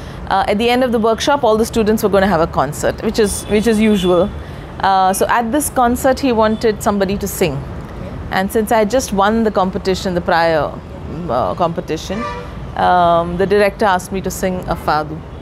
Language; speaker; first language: English; non-native, local second language; Konkani